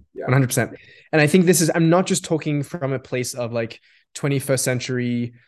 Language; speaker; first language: English; non-native, local second language; Yiddish